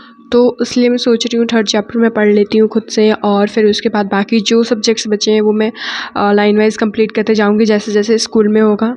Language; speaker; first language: Hindi; native; Hindi